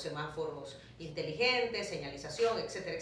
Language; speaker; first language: Spanish; native; Spanish